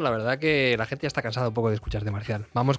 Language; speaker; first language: Spanish; native; Spanish